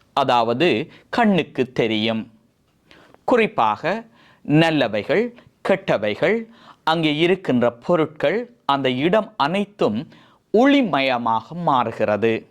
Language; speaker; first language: Tamil; native; Tamil